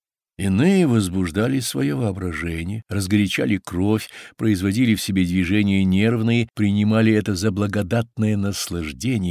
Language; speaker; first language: Russian; native; Russian